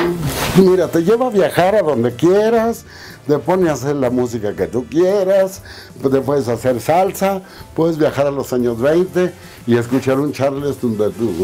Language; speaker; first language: Spanish; native; Spanish